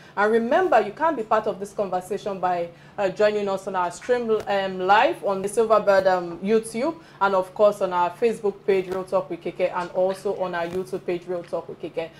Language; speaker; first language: English; non-native, local second language; Yoruba